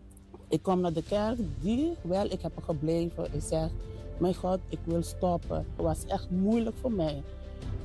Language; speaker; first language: Dutch; non-native, learner; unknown